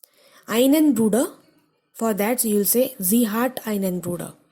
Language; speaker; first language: German; non-native, fluent; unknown